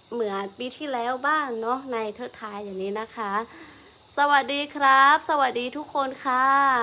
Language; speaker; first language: Thai; non-native, local second language; Lahu